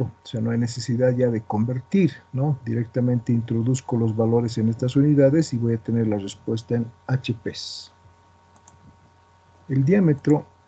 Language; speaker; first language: Spanish; native; Spanish